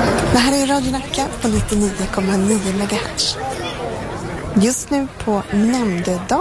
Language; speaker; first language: Swedish; native; Swedish